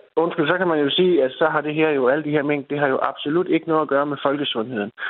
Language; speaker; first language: Danish; native; Danish